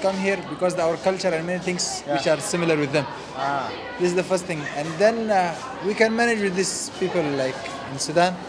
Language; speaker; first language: English; non-native, fluent; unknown